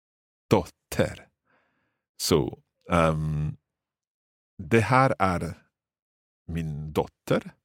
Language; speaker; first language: Swedish; non-native, learner; English